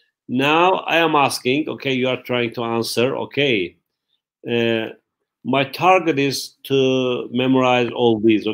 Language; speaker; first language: English; non-native, fluent; Turkish